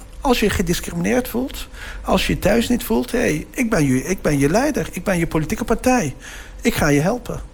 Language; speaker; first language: Dutch; early bilingual, other home language; Turkish